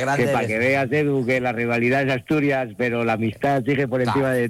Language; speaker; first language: Spanish; native; Spanish